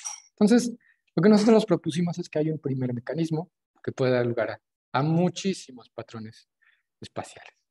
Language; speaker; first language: Spanish; native; Spanish